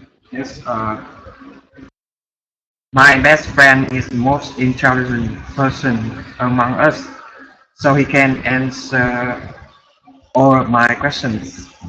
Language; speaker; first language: English; non-native, learner; Vietnamese